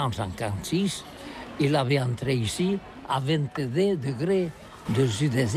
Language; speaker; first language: French; non-native, learner; Catalan